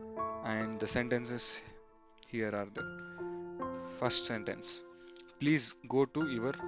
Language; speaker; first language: English; non-native, local second language; Kannada